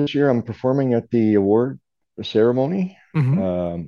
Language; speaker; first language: English; native; English